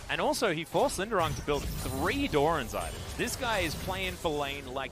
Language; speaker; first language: English; native; English